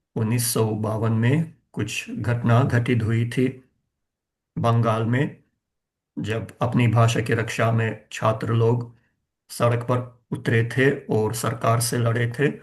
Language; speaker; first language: Hindi; non-native, fluent; Ukrainian